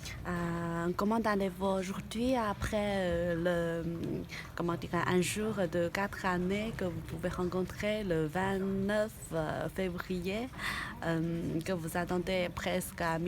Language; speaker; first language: French; non-native, learner; Chinese